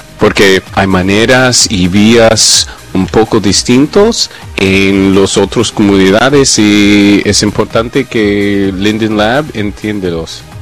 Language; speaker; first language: Spanish; non-native, learner; English